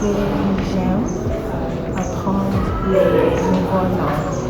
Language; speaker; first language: French; non-native, learner; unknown